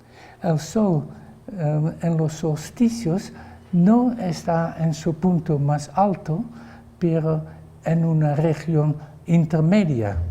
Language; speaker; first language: Spanish; non-native, fluent; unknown